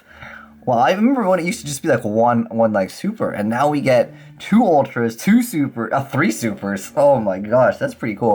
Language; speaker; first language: English; native; English